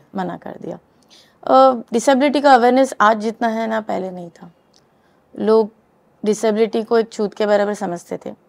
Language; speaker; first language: Hindi; native; Hindi